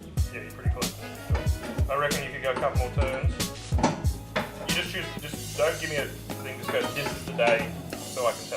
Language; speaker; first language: English; native; English